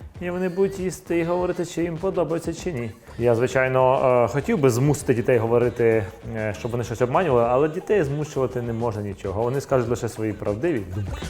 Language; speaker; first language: Ukrainian; native; Ukrainian